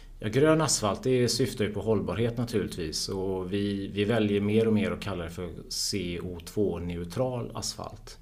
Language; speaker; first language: Swedish; native; Swedish